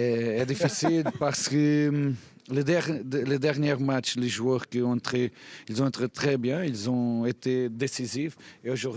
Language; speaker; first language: French; non-native, fluent; Portuguese